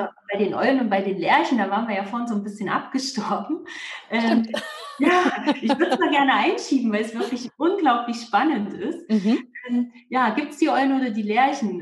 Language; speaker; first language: German; native; German